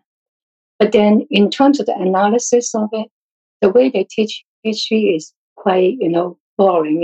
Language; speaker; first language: English; non-native, local second language; Cantonese